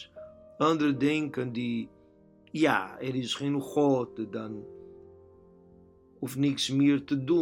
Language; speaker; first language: Dutch; non-native, learner; Portuguese